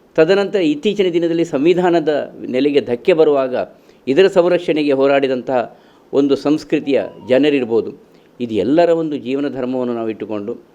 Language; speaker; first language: Kannada; non-native, local second language; Tulu